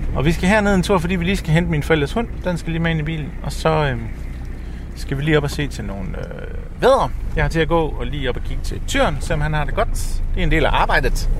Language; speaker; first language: Danish; native; Danish